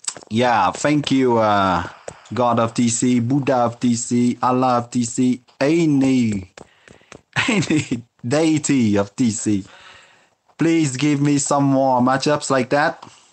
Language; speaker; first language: English; non-native, fluent; French